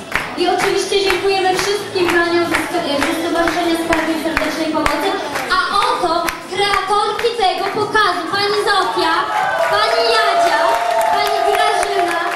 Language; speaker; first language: Polish; native; Polish